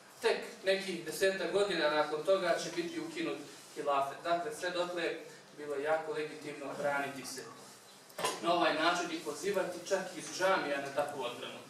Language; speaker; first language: Bosnian; native; Bosnian